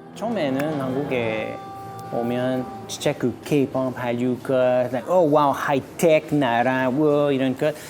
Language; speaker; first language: Korean; non-native, learner; French